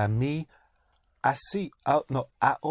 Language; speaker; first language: Spanish; non-native, learner; English